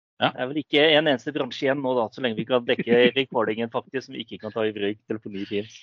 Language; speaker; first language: Norwegian; native; Norwegian